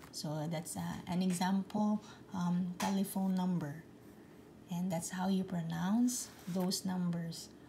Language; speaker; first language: English; non-native, local second language; Filipino